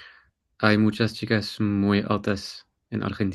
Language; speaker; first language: Spanish; non-native, learner; English